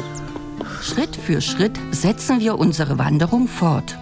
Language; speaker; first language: German; native; German